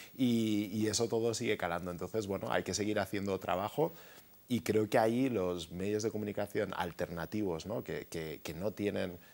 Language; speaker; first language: Spanish; native; Spanish